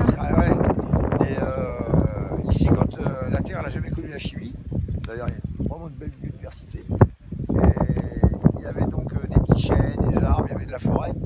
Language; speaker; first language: French; native; French